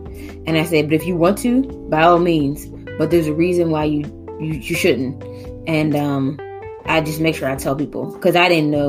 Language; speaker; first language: English; native; English